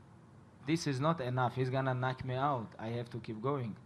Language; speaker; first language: English; non-native, learner; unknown